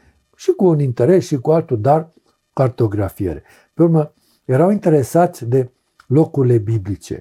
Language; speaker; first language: Romanian; native; Romanian